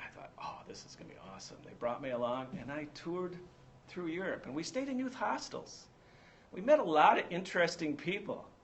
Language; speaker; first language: English; native; English